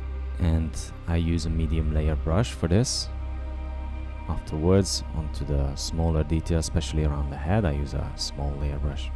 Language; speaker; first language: English; non-native, fluent; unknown